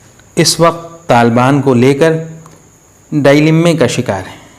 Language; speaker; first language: Hindi; native; Hindi